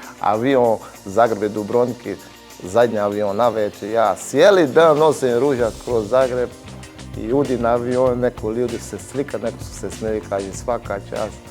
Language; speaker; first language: Bosnian; non-native, fluent; Portuguese